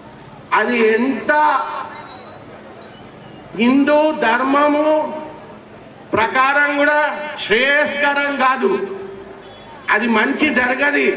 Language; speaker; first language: Telugu; native; Telugu